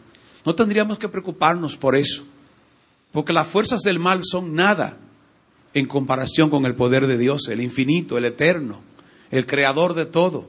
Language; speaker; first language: Spanish; native; Spanish